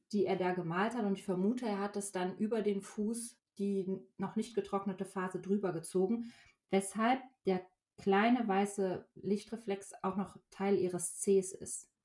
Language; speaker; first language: German; native; German